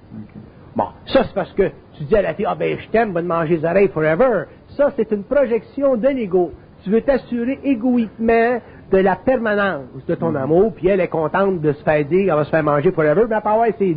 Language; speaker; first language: French; native; French